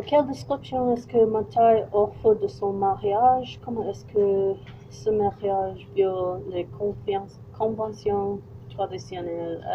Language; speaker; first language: French; non-native, learner; English